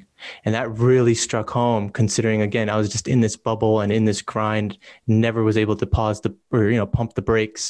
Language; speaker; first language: English; native; English